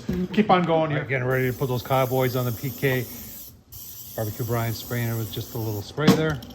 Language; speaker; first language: English; native; English